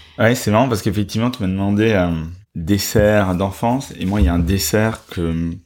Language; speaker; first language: French; native; French